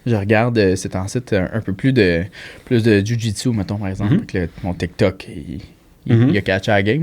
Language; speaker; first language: French; native; French